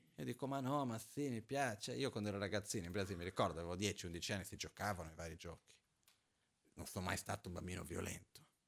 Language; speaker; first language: Italian; non-native, fluent; Portuguese